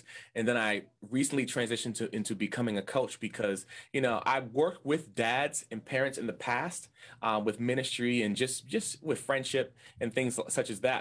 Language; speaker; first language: English; native; English